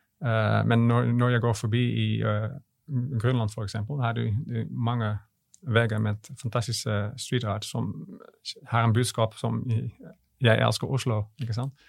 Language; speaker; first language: Norwegian; non-native, fluent; Dutch